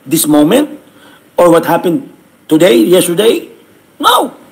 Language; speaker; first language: English; non-native, local second language; Filipino